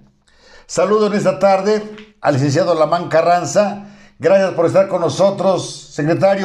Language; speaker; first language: Spanish; native; Spanish